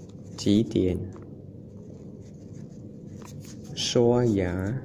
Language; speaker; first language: Chinese; non-native, fluent; Khmer